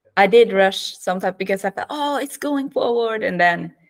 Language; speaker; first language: English; non-native, fluent; Norwegian